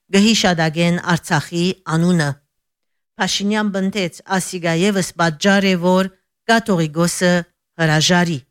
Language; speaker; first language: Armenian; early bilingual, heritage; Armenian